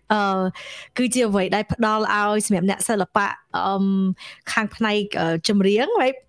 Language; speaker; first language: English; early bilingual, other home language; Khmer